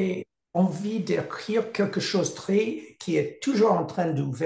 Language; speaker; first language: French; non-native, learner; English